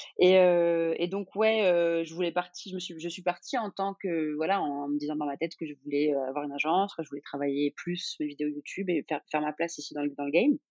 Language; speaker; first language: French; non-native, local second language; Arabic